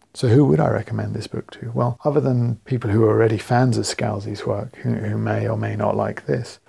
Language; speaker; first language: English; native; English